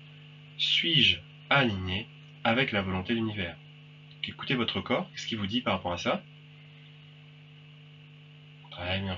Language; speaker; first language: French; native; French